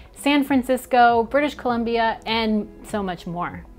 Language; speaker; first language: English; native; English